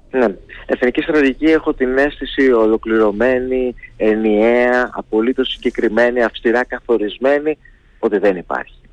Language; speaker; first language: Greek; native; Greek